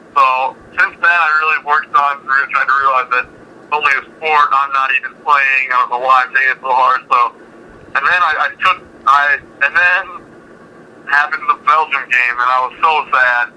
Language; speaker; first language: English; native; English